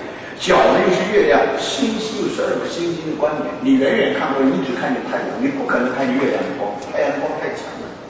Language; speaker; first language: Chinese; native; Chinese